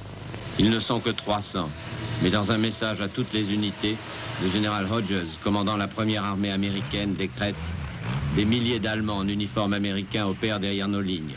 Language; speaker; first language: French; native; French